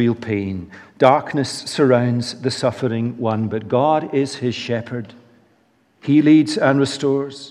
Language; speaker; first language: English; native; English